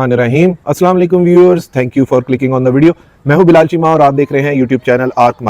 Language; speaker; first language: Urdu; native; Urdu